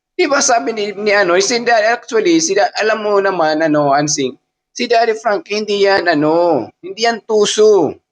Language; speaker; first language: Filipino; non-native, local second language; Waray